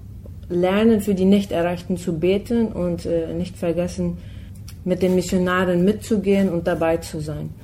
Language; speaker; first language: German; non-native, fluent; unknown